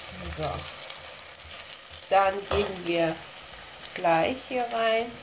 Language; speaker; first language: German; non-native, fluent; Persian